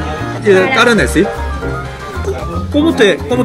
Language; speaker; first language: Spanish; non-native, learner; Korean